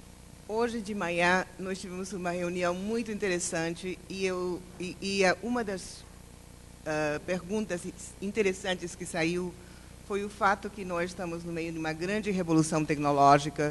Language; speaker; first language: Portuguese; non-native, fluent; Spanish